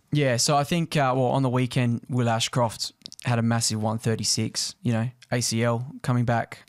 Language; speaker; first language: English; native; English